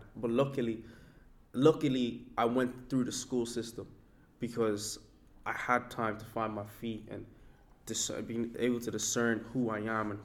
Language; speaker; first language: English; non-native, local second language; Yoruba